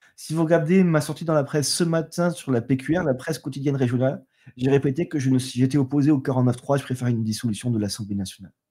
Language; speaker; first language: French; native; French